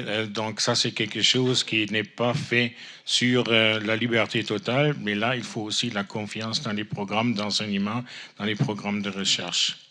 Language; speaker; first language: French; non-native, fluent; German